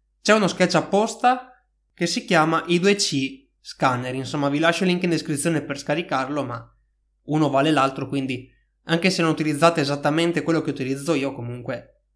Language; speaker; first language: Italian; native; Italian